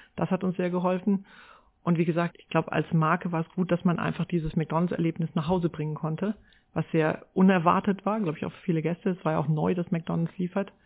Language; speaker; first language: German; native; German